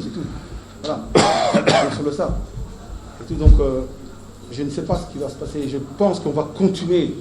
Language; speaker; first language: French; native; French